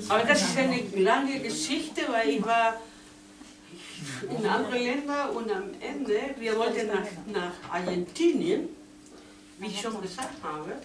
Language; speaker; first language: German; non-native, learner; Spanish